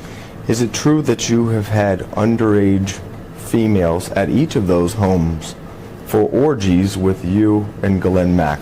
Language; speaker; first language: English; native; English